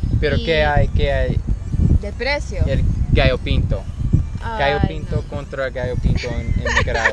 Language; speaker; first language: Spanish; non-native, learner; English